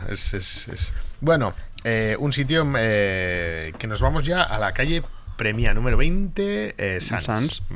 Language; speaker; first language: Spanish; native; Spanish